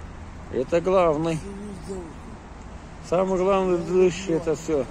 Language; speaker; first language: Russian; non-native, learner; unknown